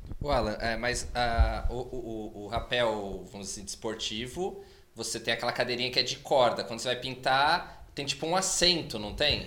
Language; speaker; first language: Portuguese; native; Portuguese